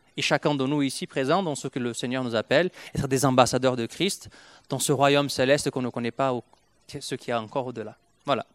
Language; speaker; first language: French; non-native, fluent; Portuguese